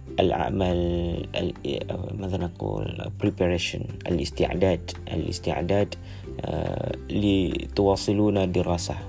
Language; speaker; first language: Arabic; non-native, learner; Malay